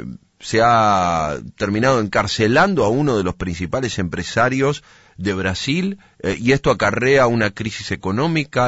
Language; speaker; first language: Spanish; native; Spanish